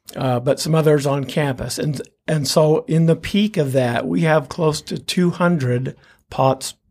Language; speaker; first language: English; native; English